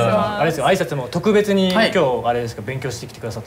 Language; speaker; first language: Japanese; native; Japanese